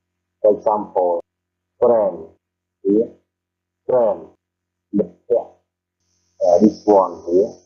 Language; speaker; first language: English; non-native, fluent; Khmer